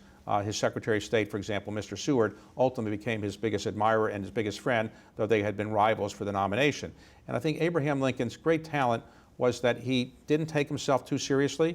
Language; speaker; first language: English; native; English